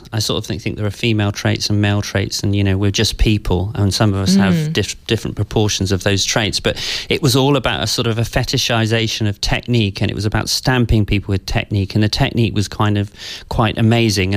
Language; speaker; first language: English; native; English